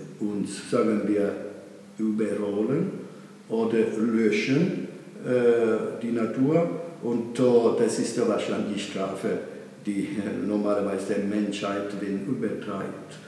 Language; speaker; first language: German; non-native, learner; Italian